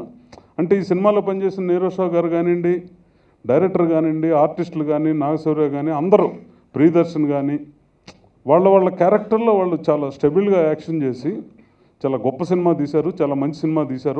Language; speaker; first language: Telugu; native; Telugu